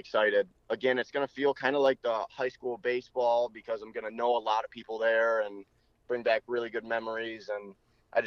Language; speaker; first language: English; native; English